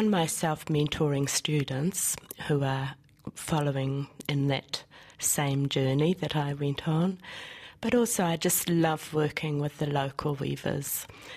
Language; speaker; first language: English; native; English